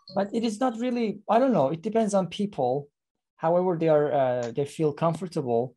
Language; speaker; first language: English; non-native, fluent; Persian